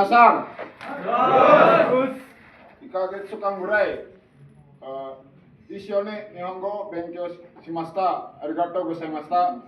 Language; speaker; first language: Japanese; non-native, learner; Indonesian